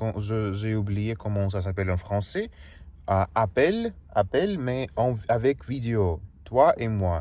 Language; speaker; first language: French; non-native, learner; Russian